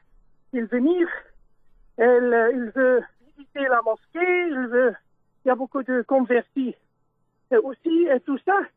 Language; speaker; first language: French; non-native, local second language; Dutch